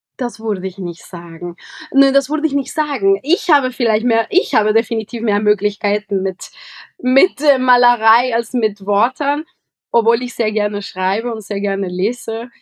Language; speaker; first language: German; non-native, fluent; Spanish